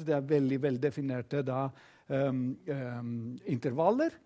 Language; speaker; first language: Norwegian; non-native, fluent; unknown